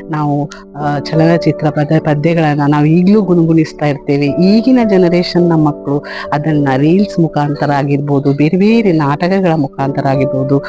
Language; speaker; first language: Kannada; native; Kannada